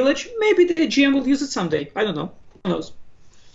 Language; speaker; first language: English; non-native, fluent; Hebrew